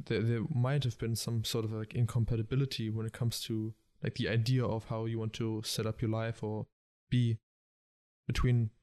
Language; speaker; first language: English; early bilingual, other home language; German